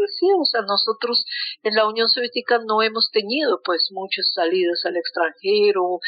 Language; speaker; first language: Spanish; non-native, fluent; Russian